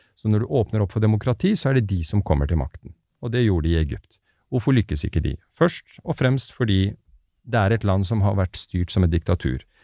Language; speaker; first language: Norwegian; early bilingual, other home language; Persian